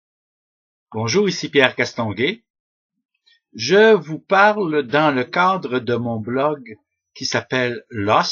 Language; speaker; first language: French; native; French